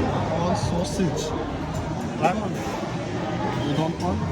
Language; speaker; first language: English; non-native, learner; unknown